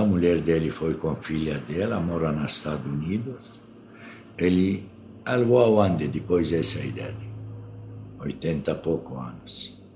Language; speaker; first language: Portuguese; non-native, fluent; Arabic